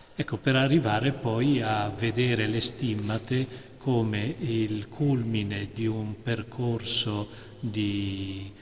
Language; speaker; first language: Italian; native; Italian